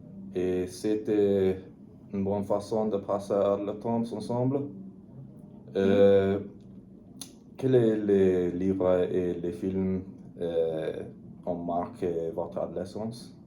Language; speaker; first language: French; non-native, learner; English